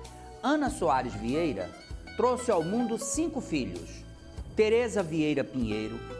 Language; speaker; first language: Portuguese; native; Portuguese